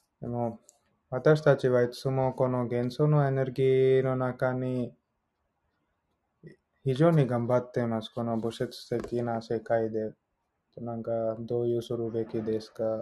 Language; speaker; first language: Japanese; non-native, learner; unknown